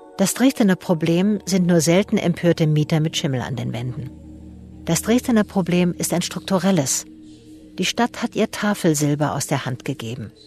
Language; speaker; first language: German; native; German